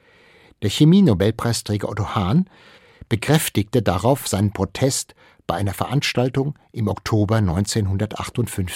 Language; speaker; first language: German; native; German